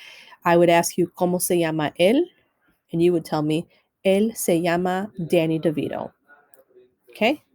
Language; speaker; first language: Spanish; non-native, fluent; English